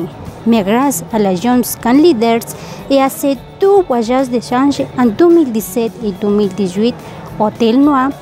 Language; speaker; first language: French; non-native, learner; Spanish